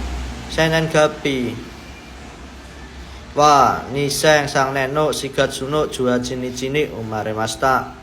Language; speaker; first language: Japanese; non-native, learner; Indonesian